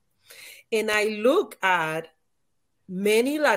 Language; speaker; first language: English; non-native, fluent; Spanish